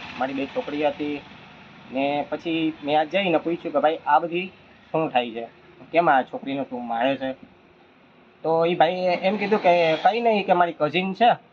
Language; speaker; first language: Gujarati; native; Gujarati